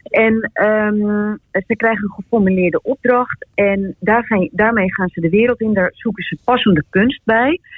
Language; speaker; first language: Dutch; native; Dutch